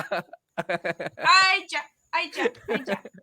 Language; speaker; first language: Spanish; native; Spanish